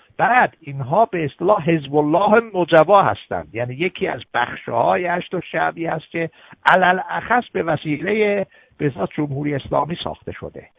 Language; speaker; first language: Persian; non-native, local second language; Azerbaijani